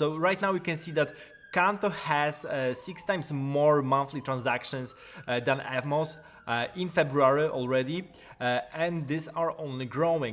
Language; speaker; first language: English; non-native, fluent; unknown